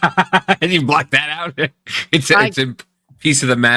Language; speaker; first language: English; native; English